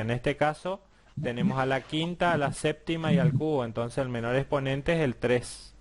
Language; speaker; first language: Spanish; native; Spanish